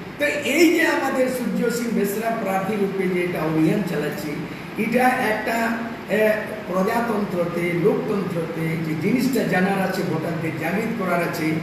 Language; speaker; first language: Bangla; non-native, local second language; Santali